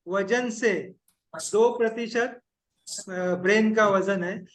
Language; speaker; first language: Hindi; non-native, local second language; Marathi